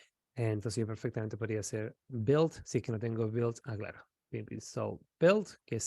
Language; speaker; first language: Spanish; native; Spanish